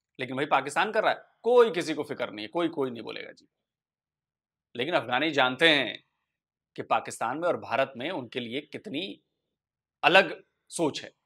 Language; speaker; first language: Hindi; native; Hindi